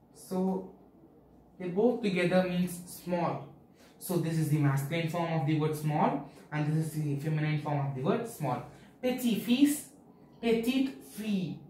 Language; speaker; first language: English; non-native, local second language; Tamil